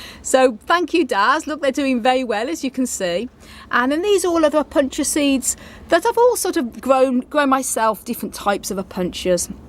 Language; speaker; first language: English; native; English